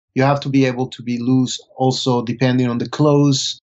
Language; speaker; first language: English; non-native, fluent; Spanish